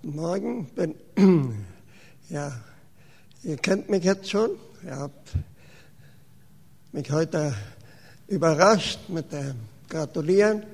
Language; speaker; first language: German; early bilingual, heritage; German